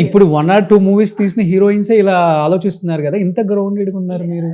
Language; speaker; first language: Telugu; native; Telugu